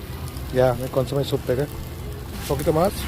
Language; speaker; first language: Spanish; non-native, learner; Sinhala